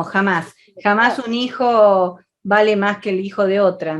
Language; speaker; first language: Spanish; native; Spanish